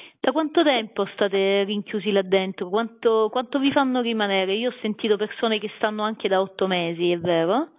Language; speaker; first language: Italian; native; Italian